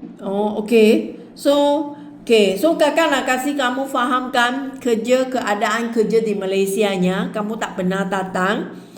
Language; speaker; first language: Malay; native; Malay